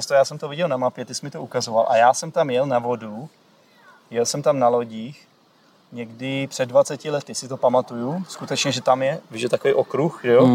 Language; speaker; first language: Czech; native; Czech